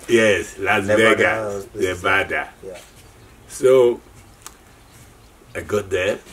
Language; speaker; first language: English; non-native, local second language; Yoruba